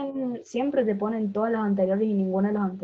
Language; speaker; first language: Spanish; native; Spanish